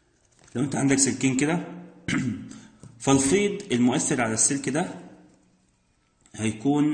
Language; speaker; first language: Arabic; native; Arabic